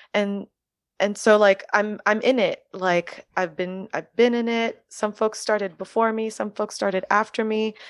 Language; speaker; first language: English; early bilingual, other home language; French